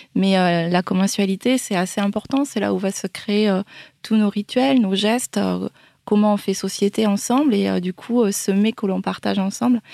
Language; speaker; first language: French; native; French